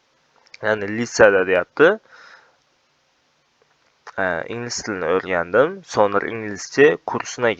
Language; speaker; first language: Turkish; non-native, fluent; Uzbek